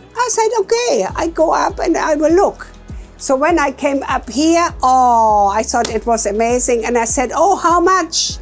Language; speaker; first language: English; non-native, fluent; German